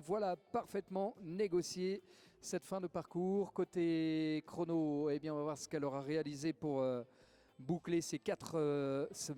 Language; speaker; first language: French; native; French